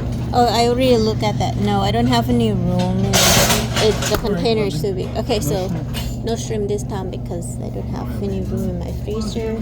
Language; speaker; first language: English; non-native, fluent; Thai